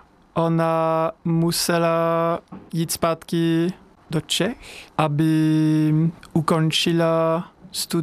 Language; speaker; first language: Czech; non-native, learner; French